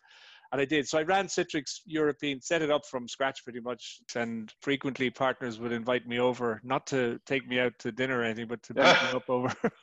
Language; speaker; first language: English; native; English